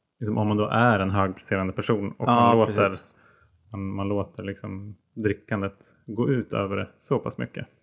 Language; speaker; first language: Swedish; native; Swedish